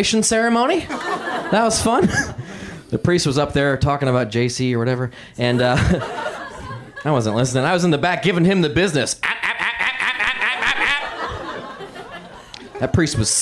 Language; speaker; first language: English; native; English